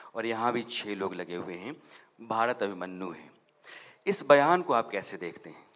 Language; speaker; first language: Hindi; native; Hindi